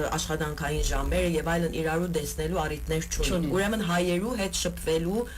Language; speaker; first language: Armenian; early bilingual, heritage; Armenian